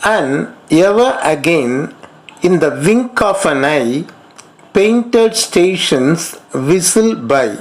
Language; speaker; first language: English; non-native, local second language; Tamil